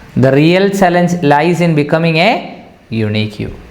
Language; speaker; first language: English; non-native, local second language; Malayalam